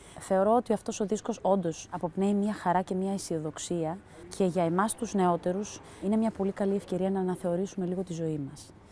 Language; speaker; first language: Greek; early bilingual, heritage; Greek